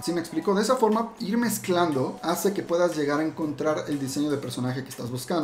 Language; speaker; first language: Spanish; native; Spanish